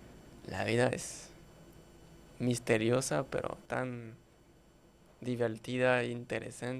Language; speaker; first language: Spanish; non-native, learner; French